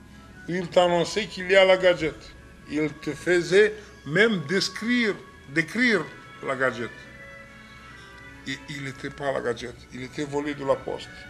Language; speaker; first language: French; non-native, fluent; Romanian